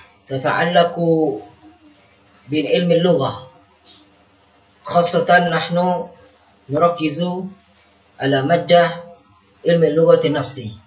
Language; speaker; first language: Arabic; non-native, fluent; Indonesian